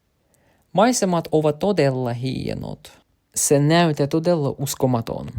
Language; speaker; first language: Finnish; non-native, learner; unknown